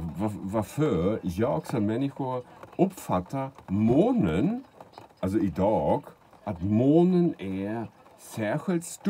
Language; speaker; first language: Swedish; non-native, fluent; German